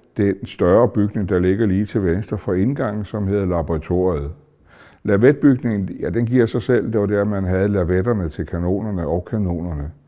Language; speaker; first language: Danish; native; Danish